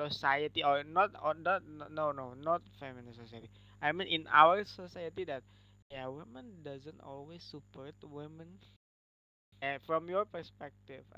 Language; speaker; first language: English; non-native, learner; Indonesian